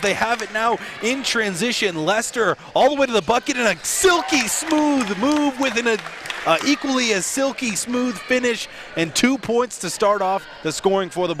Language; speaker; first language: English; native; English